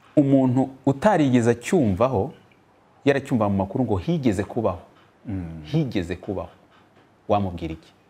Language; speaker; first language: Kinyarwanda; native; Kinyarwanda